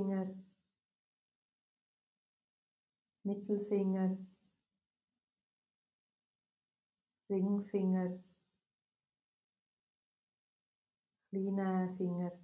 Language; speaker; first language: German; native; German